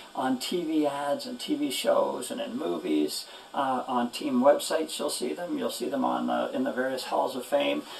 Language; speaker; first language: English; native; English